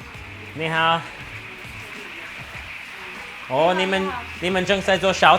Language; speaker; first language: Chinese; non-native, learner; English